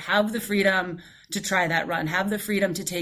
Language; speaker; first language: English; native; English